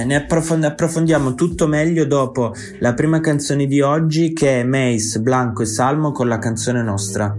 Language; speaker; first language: Italian; native; Italian